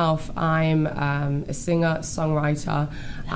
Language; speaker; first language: English; native; English